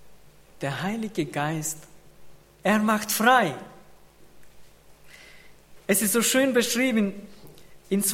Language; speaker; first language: German; non-native, fluent; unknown